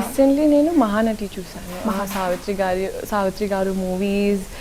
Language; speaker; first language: Telugu; non-native, local second language; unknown